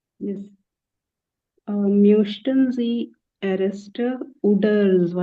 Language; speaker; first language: German; non-native, learner; Hindi